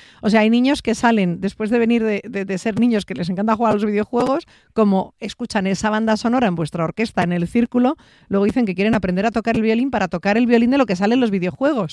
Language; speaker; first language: Spanish; native; Spanish